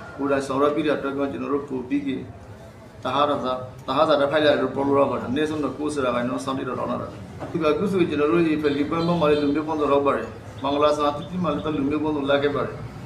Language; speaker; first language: Burmese; non-native, local second language; Rohingya